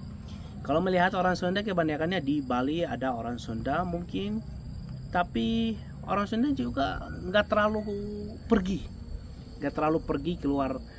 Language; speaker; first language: Indonesian; non-native, fluent; Arabic